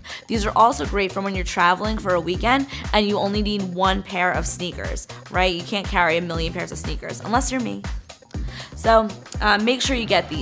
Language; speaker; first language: English; native; English